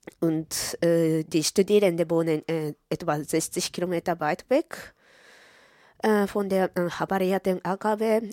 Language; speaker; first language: German; non-native, fluent; Japanese